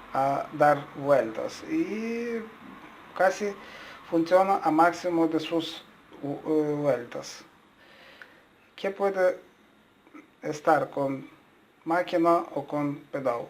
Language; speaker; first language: Spanish; non-native, learner; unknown